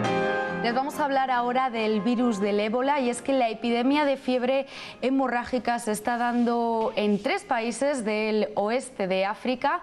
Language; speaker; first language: Spanish; native; Spanish